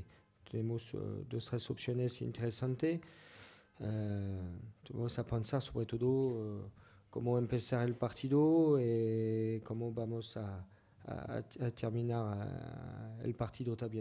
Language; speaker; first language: Spanish; non-native, fluent; French